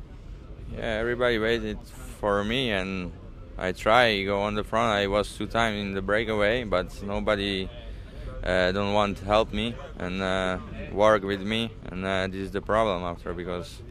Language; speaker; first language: English; non-native, learner; Slovak